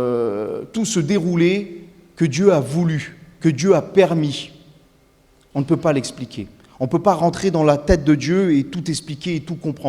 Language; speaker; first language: French; native; French